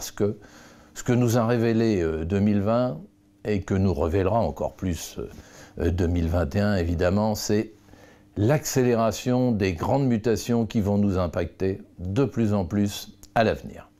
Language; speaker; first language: French; native; French